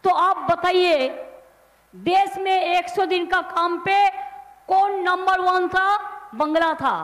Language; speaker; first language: Hindi; non-native, local second language; Bangla